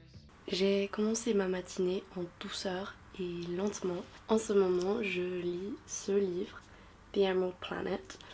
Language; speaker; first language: French; non-native, fluent; English